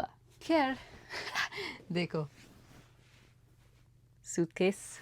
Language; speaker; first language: Hindi; non-native, learner; English